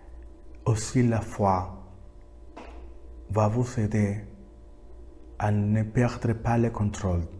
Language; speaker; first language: French; non-native, learner; Spanish